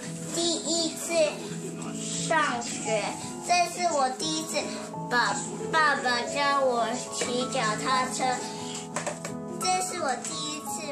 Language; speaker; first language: Chinese; early bilingual, heritage; Chinese